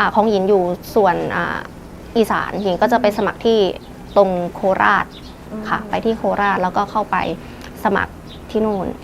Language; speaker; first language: Thai; native; Thai